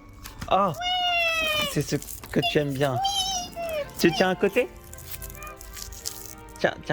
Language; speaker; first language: French; native; French